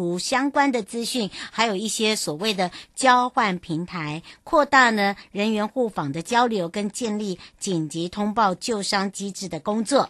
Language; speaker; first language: Chinese; native; Chinese